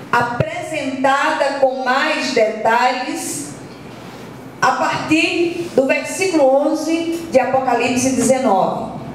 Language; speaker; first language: Portuguese; native; Portuguese